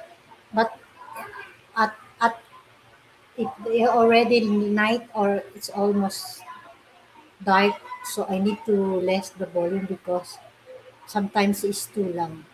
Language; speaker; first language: English; non-native, local second language; Filipino